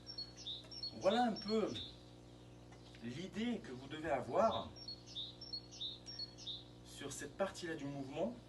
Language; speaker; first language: French; native; French